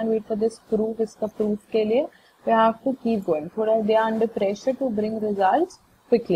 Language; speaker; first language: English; non-native, local second language; Hindi